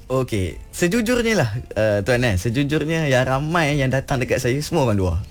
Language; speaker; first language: Malay; native; Malay